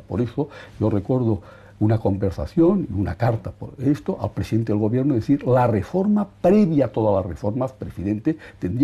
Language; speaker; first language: Spanish; native; Spanish